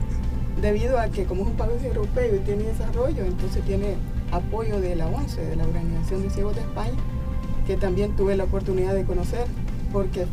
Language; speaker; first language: Spanish; native; Spanish